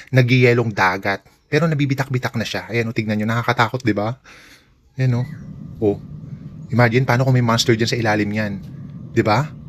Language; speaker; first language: Filipino; native; Filipino